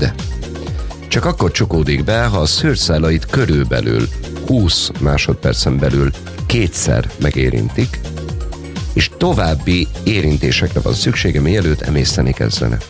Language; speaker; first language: Hungarian; native; Hungarian